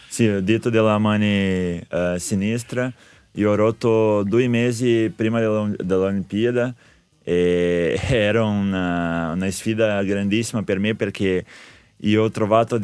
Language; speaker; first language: Italian; non-native, fluent; Portuguese